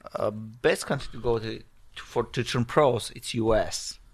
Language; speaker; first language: English; non-native, learner; Georgian